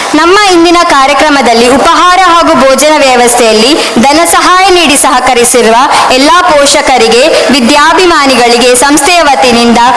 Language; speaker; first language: Kannada; native; Kannada